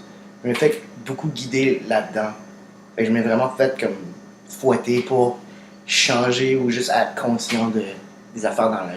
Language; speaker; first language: French; native; French